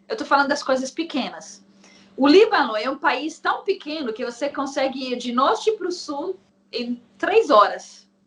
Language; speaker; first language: Portuguese; non-native, fluent; Arabic